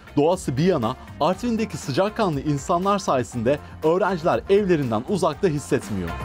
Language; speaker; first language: Turkish; native; Turkish